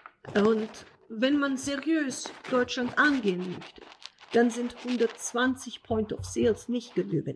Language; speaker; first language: German; non-native, fluent; Italian